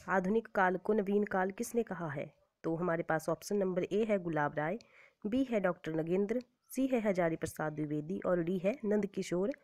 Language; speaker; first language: Hindi; native; Hindi